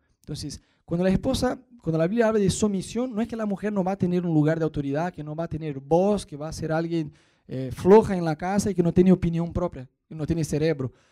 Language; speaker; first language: Spanish; non-native, fluent; Portuguese